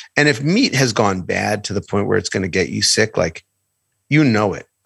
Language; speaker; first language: English; native; English